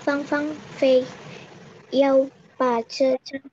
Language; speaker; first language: Chinese; non-native, learner; Indonesian